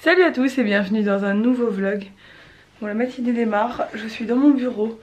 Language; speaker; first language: French; native; French